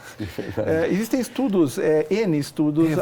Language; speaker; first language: Portuguese; native; Portuguese